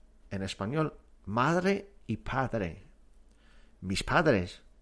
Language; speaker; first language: Spanish; non-native, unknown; English